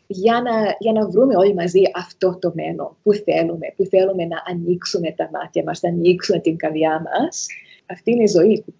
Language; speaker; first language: Greek; early bilingual, heritage; Greek